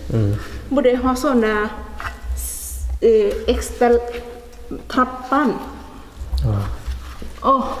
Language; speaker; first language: Swedish; non-native, learner; Thai